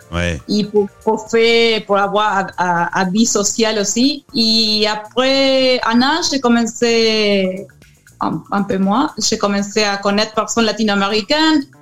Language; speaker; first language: French; non-native, learner; Spanish